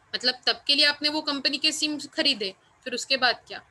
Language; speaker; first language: Hindi; non-native, local second language; Marathi